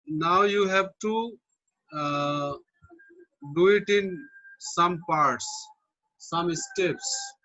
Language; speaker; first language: English; non-native, local second language; Bangla